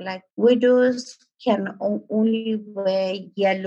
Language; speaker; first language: English; non-native, local second language; Nepali